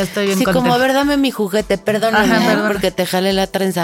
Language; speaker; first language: Spanish; native; Spanish